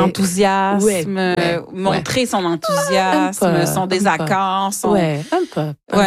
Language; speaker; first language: French; native; French